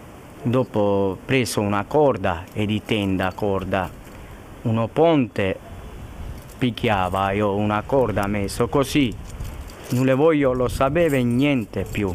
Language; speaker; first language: Italian; non-native, learner; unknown